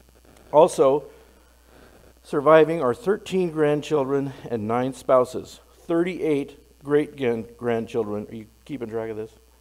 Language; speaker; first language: English; native; English